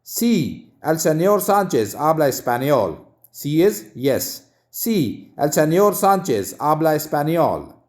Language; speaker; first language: Spanish; non-native, learner; Urdu